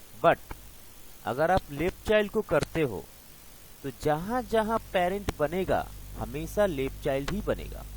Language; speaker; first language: Hindi; non-native, local second language; Bangla